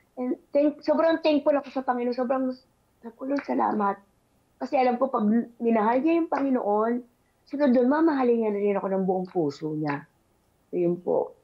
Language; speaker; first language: Filipino; native; Filipino